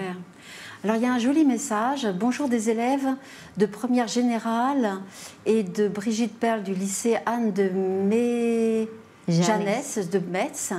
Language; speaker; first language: French; native; French